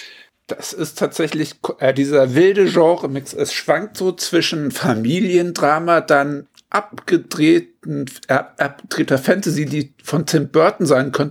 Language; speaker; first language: German; native; German